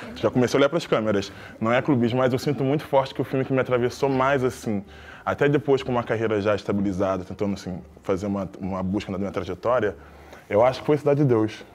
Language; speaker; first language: Portuguese; native; Portuguese